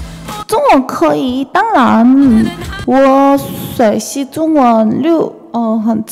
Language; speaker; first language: Chinese; non-native, learner; Korean